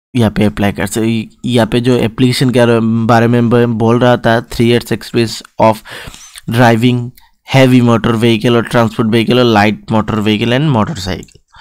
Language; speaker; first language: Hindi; non-native, local second language; Bangla